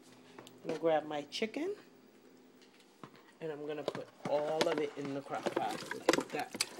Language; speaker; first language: English; native; English